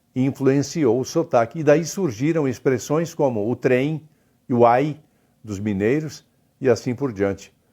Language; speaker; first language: Portuguese; native; Portuguese